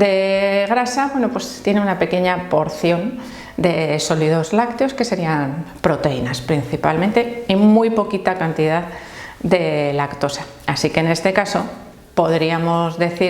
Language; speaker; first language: Spanish; native; Spanish